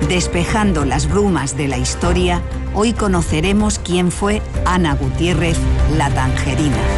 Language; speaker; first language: Spanish; native; Spanish